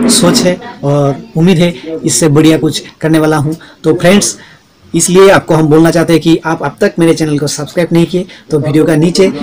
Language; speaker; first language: Hindi; native; Hindi